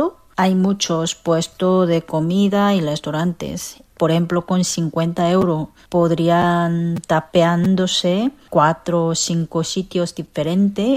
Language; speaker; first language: Spanish; non-native, fluent; Korean